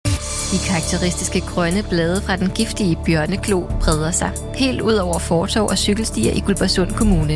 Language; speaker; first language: Danish; native; Danish